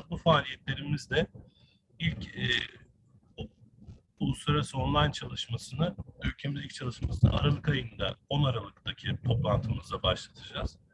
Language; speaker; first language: Turkish; native; Turkish